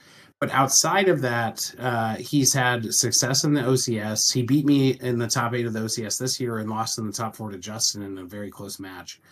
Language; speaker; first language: English; native; English